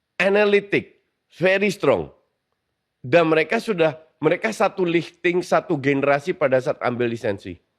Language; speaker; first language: Indonesian; non-native, fluent; Dutch